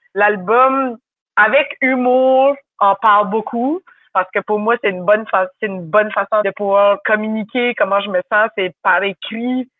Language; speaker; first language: French; native; French